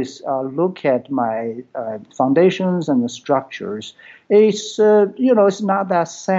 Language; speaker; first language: English; non-native, fluent; Chinese